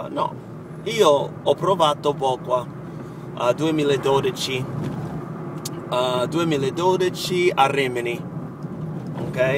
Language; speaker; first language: Italian; non-native, fluent; English